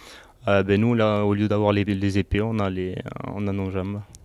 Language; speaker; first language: French; native; French